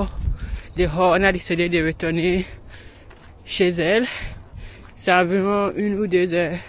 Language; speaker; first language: French; non-native, learner; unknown